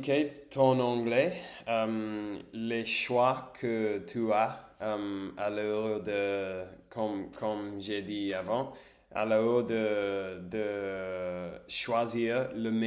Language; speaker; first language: French; non-native, learner; English